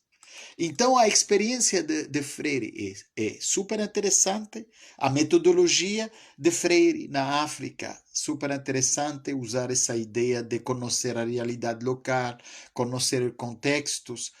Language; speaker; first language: Portuguese; non-native, fluent; French